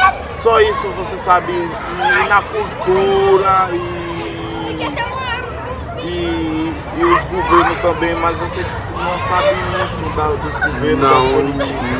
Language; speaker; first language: Portuguese; non-native, learner; Haitian Creole